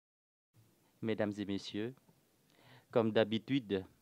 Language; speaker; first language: French; non-native, fluent; Vietnamese